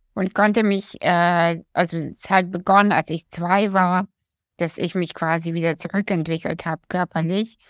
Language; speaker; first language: German; early bilingual, other home language; Russian